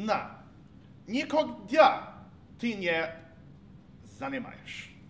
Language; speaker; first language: Russian; non-native, learner; English